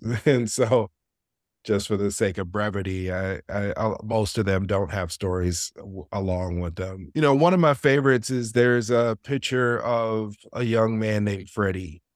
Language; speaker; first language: English; native; English